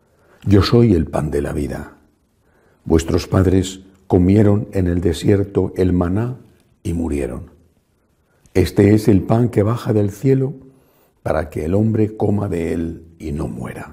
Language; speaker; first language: Spanish; native; Spanish